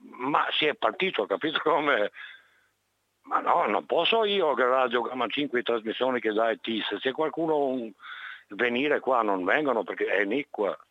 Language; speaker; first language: Italian; non-native, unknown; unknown